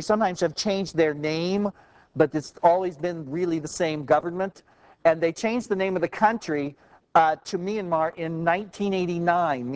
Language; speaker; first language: English; native; English